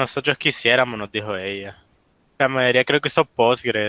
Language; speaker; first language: Spanish; native; Spanish